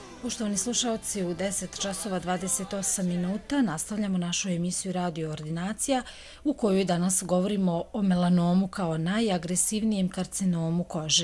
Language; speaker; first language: Croatian; native; Croatian